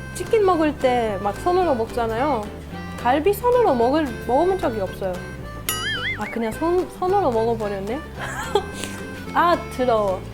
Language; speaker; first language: Korean; non-native, fluent; Hebrew